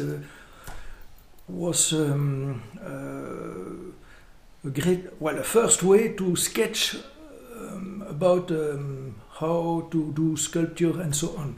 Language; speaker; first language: English; non-native, fluent; French